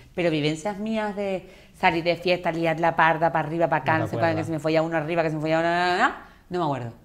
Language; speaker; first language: Spanish; native; Spanish